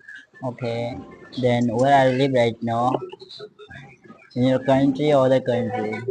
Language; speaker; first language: English; non-native, learner; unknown